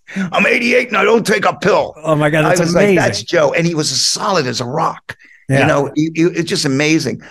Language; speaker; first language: English; native; English